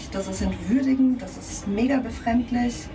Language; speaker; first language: German; native; German